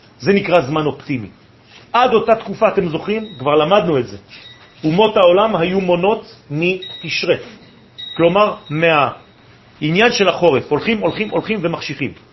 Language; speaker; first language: Hebrew; non-native, fluent; French